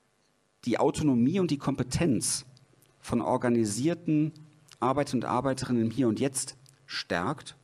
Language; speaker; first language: German; native; German